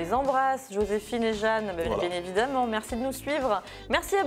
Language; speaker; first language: French; native; French